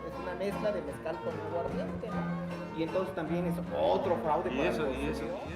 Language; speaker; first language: Spanish; native; Spanish